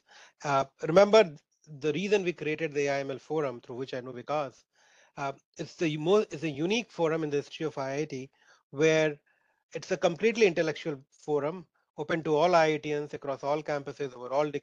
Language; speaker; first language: English; non-native, local second language; Hindi